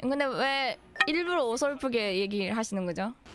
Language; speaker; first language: Korean; non-native, fluent; Japanese